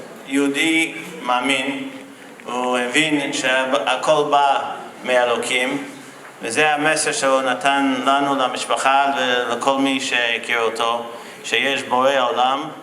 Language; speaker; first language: Hebrew; non-native, fluent; English